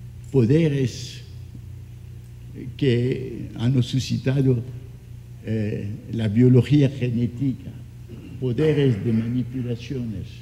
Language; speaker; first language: Spanish; non-native, fluent; French